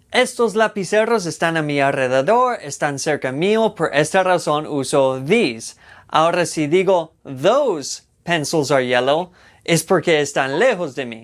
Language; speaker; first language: Spanish; non-native, fluent; English